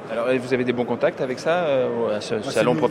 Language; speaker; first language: French; native; French